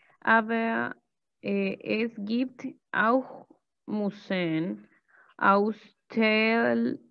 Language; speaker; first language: German; non-native, learner; Spanish